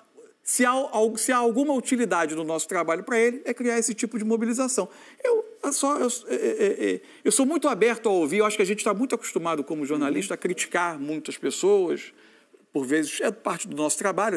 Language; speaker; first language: Portuguese; native; Portuguese